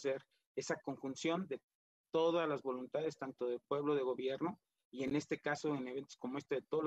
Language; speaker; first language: Spanish; native; Spanish